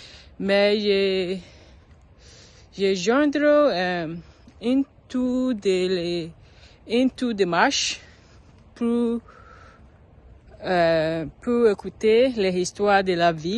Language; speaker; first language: French; non-native, learner; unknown